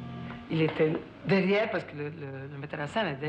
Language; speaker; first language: French; non-native, fluent; Italian